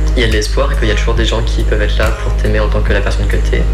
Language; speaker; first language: French; native; French